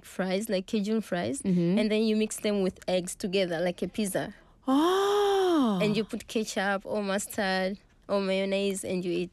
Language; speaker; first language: English; non-native, local second language; Swahili